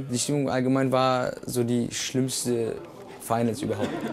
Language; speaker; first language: German; native; German